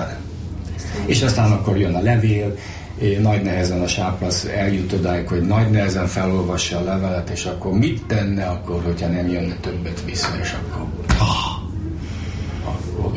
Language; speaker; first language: Hungarian; native; Hungarian